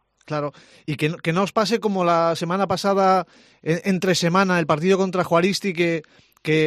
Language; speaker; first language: Spanish; native; Spanish